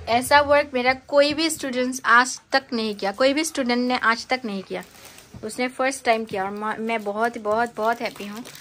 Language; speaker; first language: Hindi; non-native, local second language; Bangla